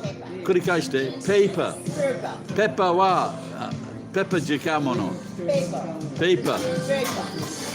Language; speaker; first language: Japanese; non-native, learner; English